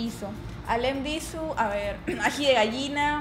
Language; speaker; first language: Portuguese; non-native, learner; Spanish